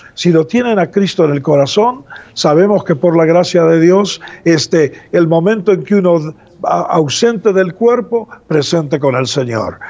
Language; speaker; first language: Spanish; native; Spanish